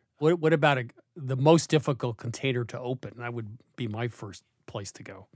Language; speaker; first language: English; native; English